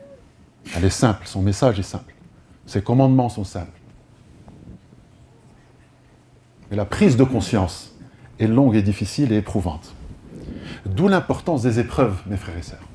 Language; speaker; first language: French; native; French